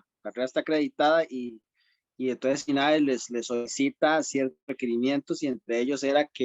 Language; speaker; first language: Spanish; native; Spanish